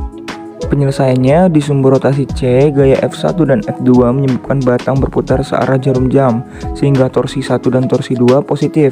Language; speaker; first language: Indonesian; native; Indonesian